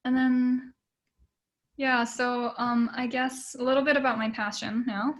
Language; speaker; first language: English; early bilingual, other home language; Japanese